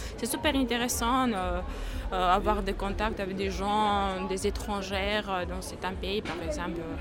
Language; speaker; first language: French; non-native, learner; Georgian